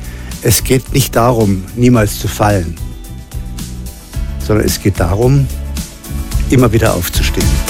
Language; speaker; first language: German; native; German